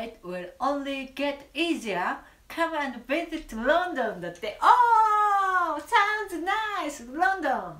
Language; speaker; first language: English; non-native, learner; Japanese